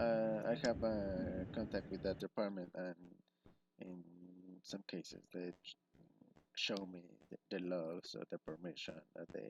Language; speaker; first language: English; non-native, learner; Spanish